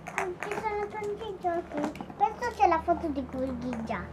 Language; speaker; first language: Italian; early bilingual, heritage; Italian